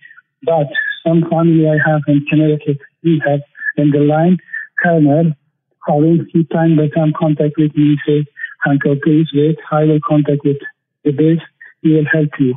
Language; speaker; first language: English; non-native, learner; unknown